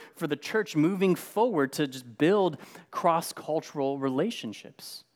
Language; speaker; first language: English; native; English